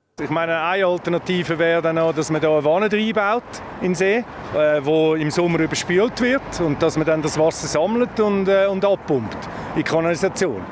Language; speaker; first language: German; native; German